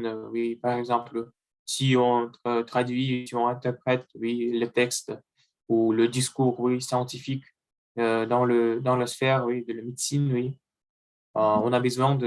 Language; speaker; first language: French; non-native, learner; Russian